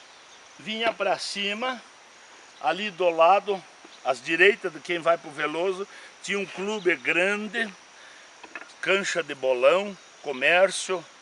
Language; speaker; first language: Portuguese; native; Portuguese